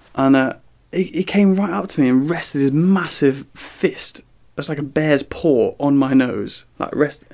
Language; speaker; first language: English; native; English